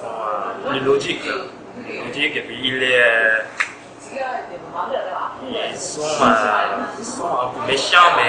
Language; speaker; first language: French; non-native, fluent; Korean